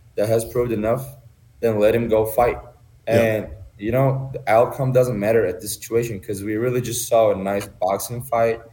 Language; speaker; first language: English; non-native, fluent; Turkish